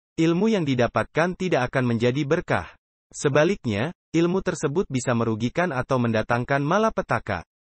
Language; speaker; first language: Indonesian; non-native, local second language; Buginese